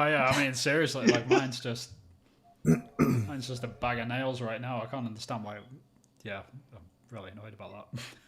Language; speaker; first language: English; native; English